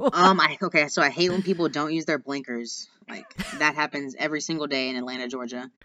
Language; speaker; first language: English; native; English